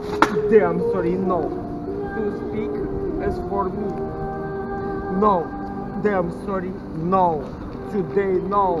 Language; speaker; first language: English; non-native, learner; Russian